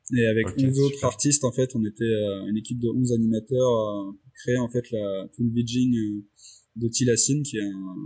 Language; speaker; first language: French; native; French